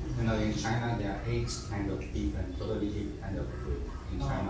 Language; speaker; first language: English; non-native, learner; Chinese